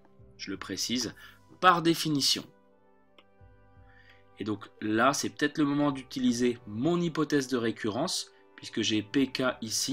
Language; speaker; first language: French; native; French